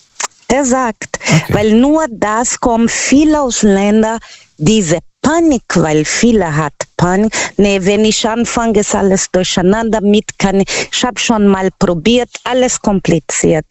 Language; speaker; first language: German; non-native, learner; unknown